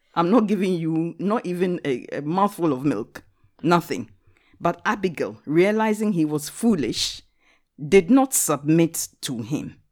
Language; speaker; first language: English; non-native, local second language; Akan